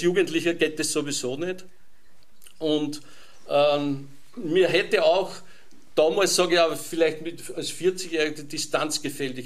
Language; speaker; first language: German; native; German